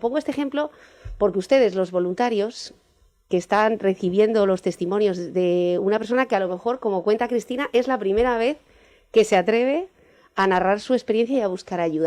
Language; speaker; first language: Spanish; native; Spanish